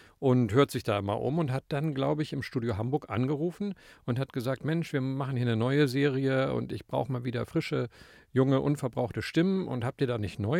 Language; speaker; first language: German; native; German